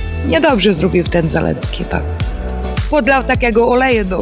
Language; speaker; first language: Polish; non-native, learner; Ukrainian